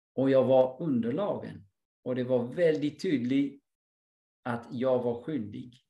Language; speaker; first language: Swedish; non-native, fluent; English